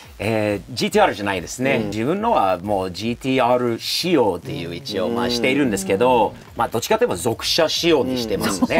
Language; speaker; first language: Japanese; non-native, fluent; English